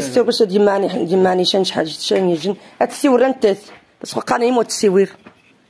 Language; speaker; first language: Arabic; non-native, local second language; Riffian